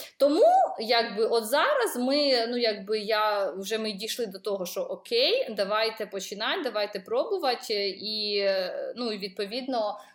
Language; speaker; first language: Ukrainian; native; Ukrainian